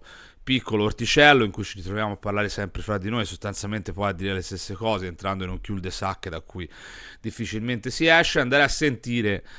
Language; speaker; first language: Italian; native; Italian